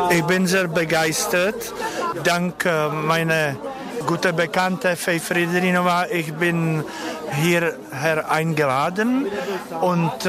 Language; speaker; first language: German; non-native, fluent; Czech